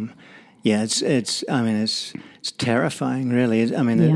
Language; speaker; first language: English; native; English